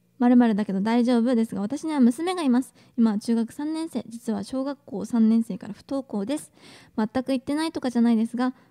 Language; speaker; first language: Japanese; native; Japanese